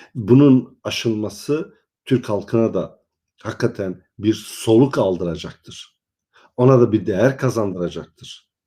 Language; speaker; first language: Turkish; non-native, local second language; Kurdish